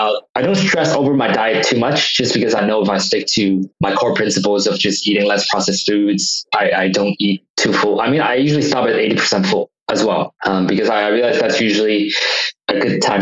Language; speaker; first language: English; non-native, local second language; Cantonese